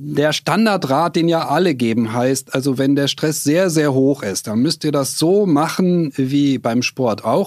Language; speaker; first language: German; native; German